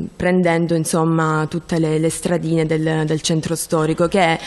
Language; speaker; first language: Italian; native; Italian